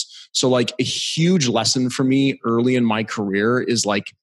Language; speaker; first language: English; native; English